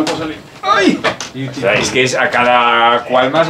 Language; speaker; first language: Spanish; native; Spanish